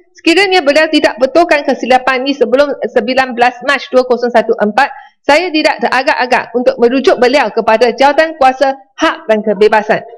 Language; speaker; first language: Malay; non-native, local second language; Chinese